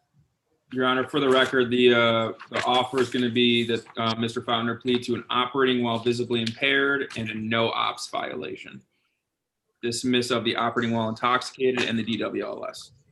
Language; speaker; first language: English; native; English